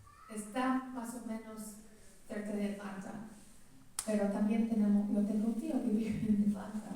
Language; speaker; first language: Spanish; early bilingual, heritage; English